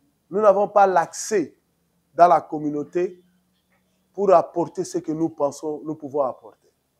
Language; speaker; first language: French; non-native, local second language; Lingala